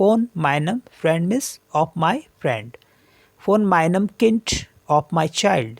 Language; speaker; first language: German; non-native, learner; Hindi